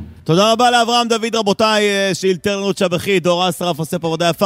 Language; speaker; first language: Hebrew; native; Hebrew